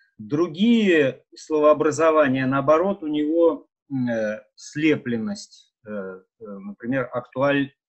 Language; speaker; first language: Russian; native; Russian